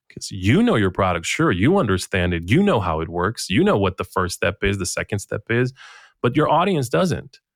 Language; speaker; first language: English; non-native, fluent; Bosnian